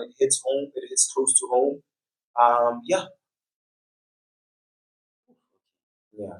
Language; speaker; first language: English; non-native, local second language; Tswana